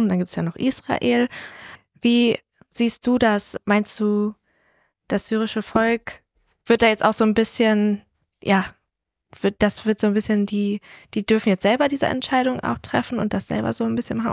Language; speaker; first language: German; native; German